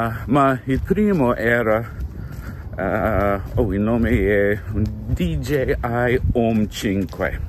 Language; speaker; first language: Italian; non-native, learner; English